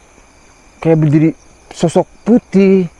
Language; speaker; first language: Malay; native; Malay